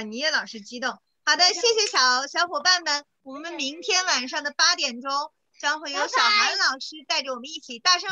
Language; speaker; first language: Chinese; native; Chinese